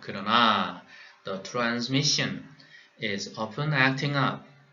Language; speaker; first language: English; non-native, fluent; Korean